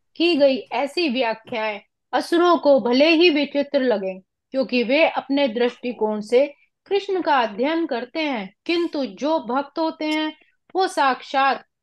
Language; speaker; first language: Hindi; non-native, local second language; Punjabi